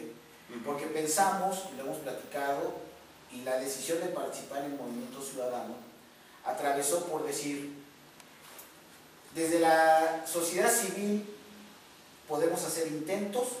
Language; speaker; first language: Spanish; native; Spanish